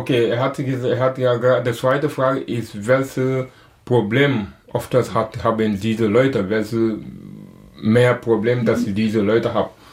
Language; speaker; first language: German; non-native, learner; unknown